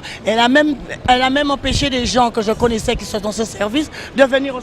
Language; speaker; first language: French; native; French